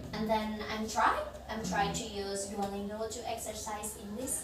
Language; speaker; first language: English; non-native, learner; Indonesian